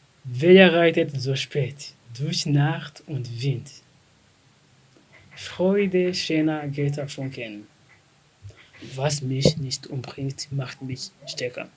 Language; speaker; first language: German; non-native, fluent; Kinyarwanda